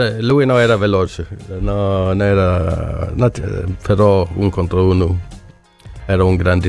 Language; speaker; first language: Italian; non-native, learner; Swedish